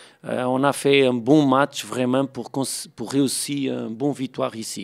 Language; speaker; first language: French; non-native, fluent; Portuguese